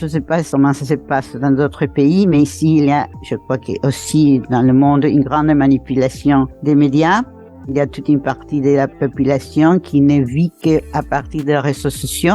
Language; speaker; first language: French; non-native, fluent; Spanish